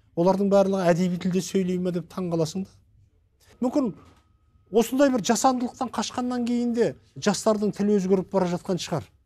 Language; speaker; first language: Kazakh; native; Kazakh